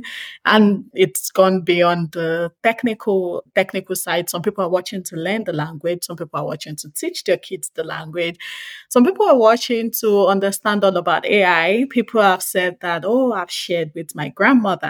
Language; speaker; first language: English; non-native, local second language; Yoruba